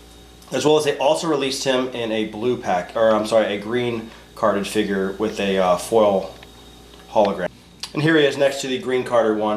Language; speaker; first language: English; native; English